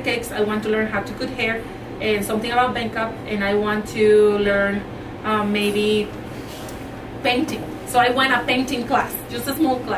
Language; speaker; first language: English; non-native, fluent; Spanish